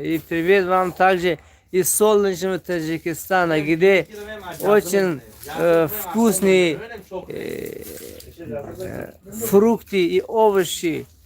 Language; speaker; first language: Russian; non-native, local second language; Tajik